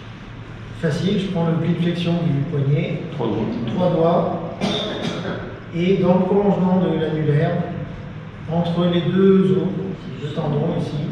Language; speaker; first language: French; native; French